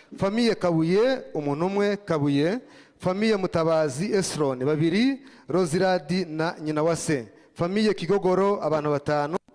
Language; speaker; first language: Kinyarwanda; native; Kinyarwanda